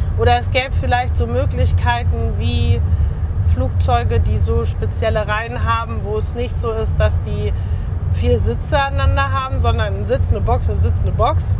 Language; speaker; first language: German; native; German